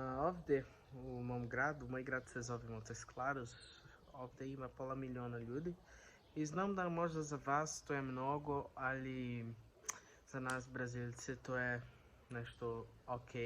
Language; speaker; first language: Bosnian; non-native, learner; Portuguese